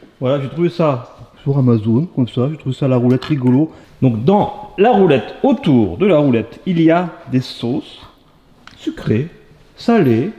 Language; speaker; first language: French; native; French